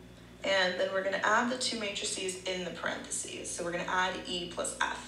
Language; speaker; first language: English; native; English